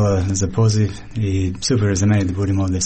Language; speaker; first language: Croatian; non-native, fluent; English